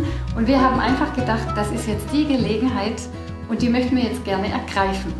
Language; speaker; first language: German; native; German